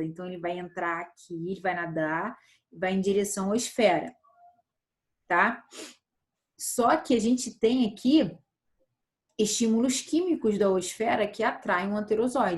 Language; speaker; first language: Portuguese; native; Portuguese